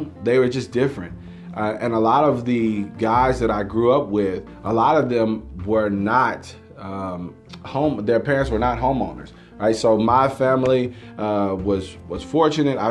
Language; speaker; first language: English; native; English